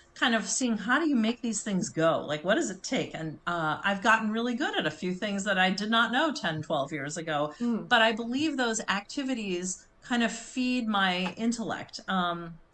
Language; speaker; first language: English; native; English